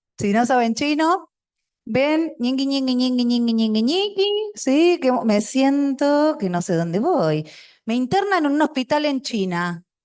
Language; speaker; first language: Spanish; non-native, local second language; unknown